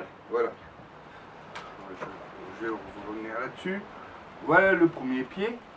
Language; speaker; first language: French; native; French